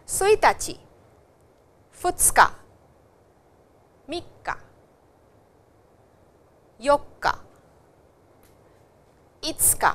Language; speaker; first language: Japanese; non-native, learner; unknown